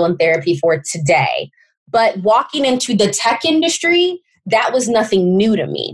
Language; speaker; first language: English; native; English